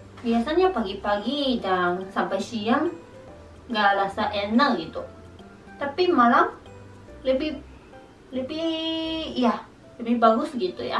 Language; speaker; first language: Indonesian; non-native, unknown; Japanese